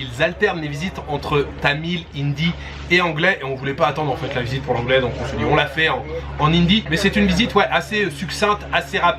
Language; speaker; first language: French; native; French